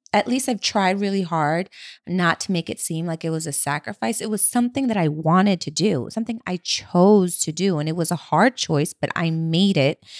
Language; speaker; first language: English; early bilingual, other home language; Spanish